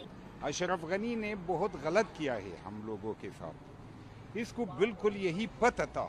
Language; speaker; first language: Hindi; non-native, fluent; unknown